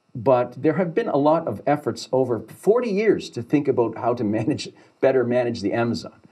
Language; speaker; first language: English; native; English